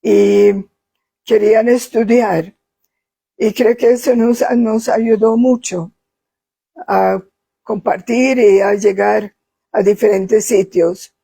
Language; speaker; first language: Spanish; non-native, fluent; Swedish